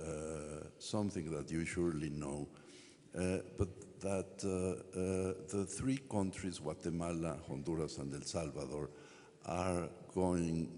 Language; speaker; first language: English; non-native, fluent; Spanish